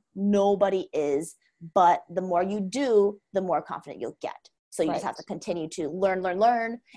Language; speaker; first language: English; non-native, fluent; Chinese